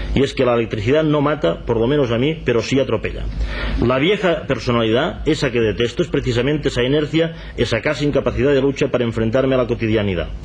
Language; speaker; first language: Spanish; non-native, local second language; Catalan